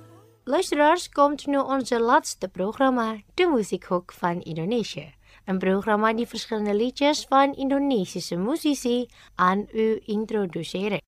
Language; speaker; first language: Dutch; non-native, fluent; Indonesian